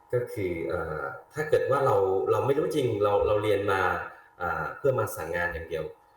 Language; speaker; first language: Thai; native; Thai